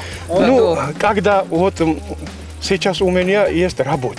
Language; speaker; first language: Russian; non-native, fluent; Georgian